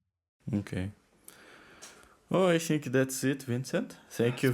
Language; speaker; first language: English; non-native, fluent; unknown